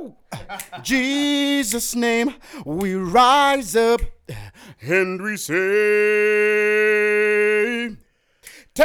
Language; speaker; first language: English; non-native, local second language; Shona